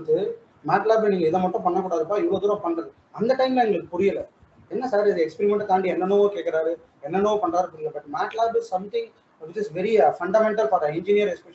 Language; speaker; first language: Tamil; native; Tamil